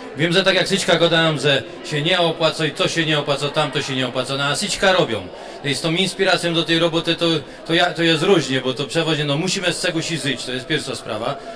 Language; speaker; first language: Polish; native; Polish